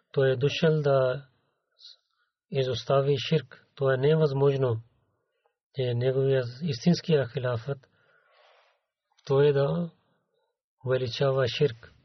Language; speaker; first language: Bulgarian; non-native, learner; Urdu